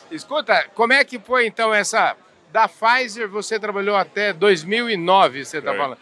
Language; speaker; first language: Portuguese; native; Portuguese